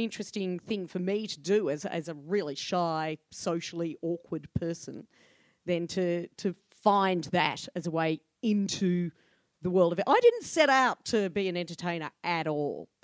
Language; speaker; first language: English; native; English